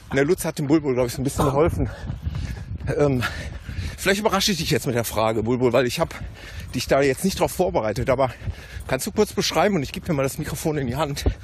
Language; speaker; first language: German; native; German